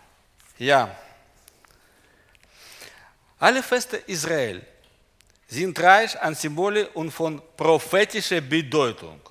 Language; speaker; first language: German; non-native, learner; Russian